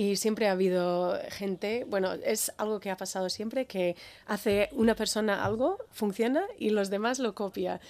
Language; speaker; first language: Spanish; non-native, fluent; English